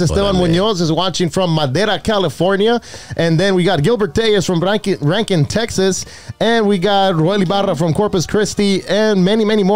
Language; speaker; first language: English; native; English